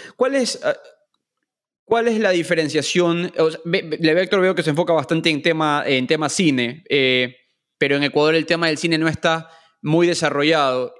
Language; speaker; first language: Spanish; native; Spanish